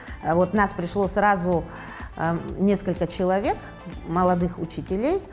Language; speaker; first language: Russian; native; Russian